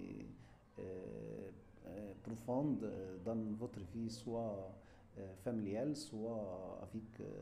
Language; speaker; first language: French; non-native, fluent; Arabic